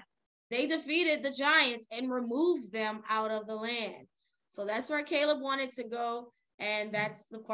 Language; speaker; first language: English; native; English